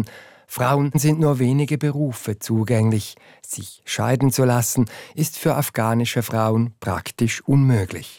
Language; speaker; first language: German; native; German